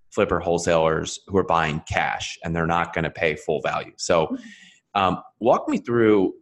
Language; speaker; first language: English; native; English